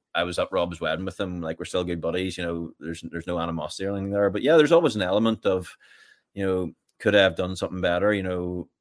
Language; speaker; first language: English; native; English